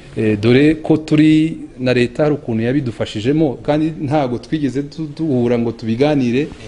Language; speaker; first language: Kinyarwanda; early bilingual, heritage; Kinyarwanda